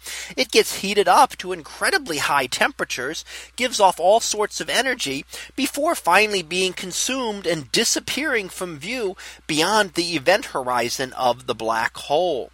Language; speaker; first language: English; native; English